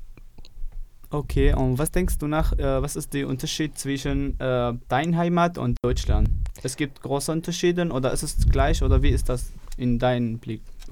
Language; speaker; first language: German; non-native, learner; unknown